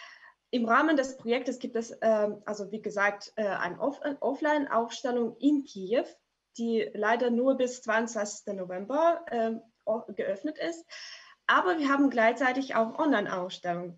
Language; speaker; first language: German; non-native, fluent; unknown